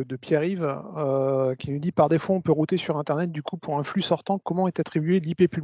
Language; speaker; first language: French; native; French